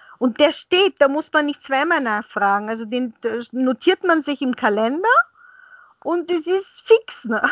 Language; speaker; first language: German; early bilingual, other home language; Bulgarian